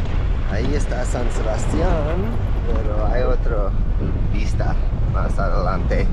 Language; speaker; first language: Spanish; non-native, fluent; English